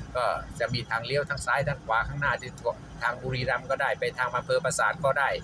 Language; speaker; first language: Thai; non-native, local second language; Khmer